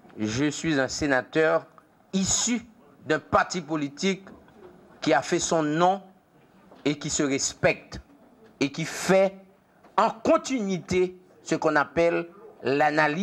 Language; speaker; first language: French; non-native, local second language; Haitian Creole